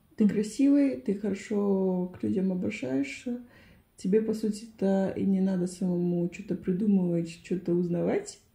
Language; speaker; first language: Russian; non-native, fluent; Spanish